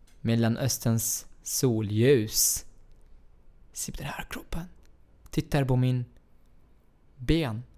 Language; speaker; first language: Swedish; non-native, fluent; Arabic